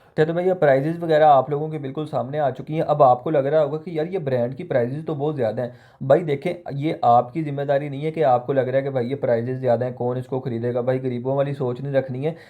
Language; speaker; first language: Urdu; non-native, local second language; Punjabi